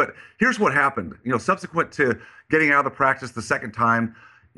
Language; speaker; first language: English; native; English